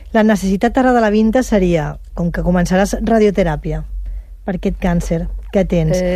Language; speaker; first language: Catalan; native; Catalan